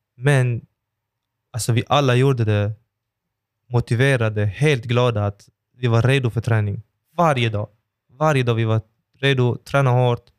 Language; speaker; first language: Swedish; early bilingual, other home language; Persian